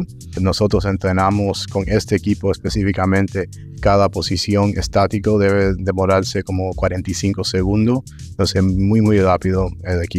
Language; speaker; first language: Spanish; early bilingual, heritage; English